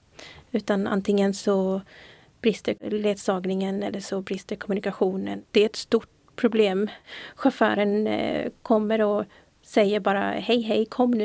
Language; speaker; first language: Swedish; native; Swedish